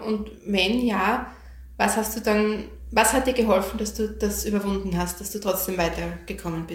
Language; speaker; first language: German; native; German